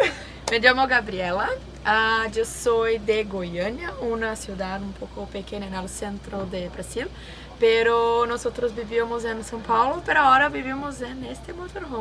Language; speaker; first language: Spanish; non-native, learner; Portuguese